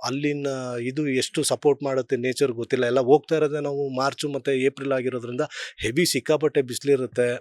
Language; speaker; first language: Kannada; native; Kannada